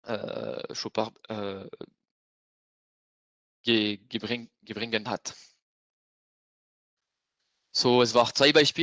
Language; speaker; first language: German; non-native, fluent; French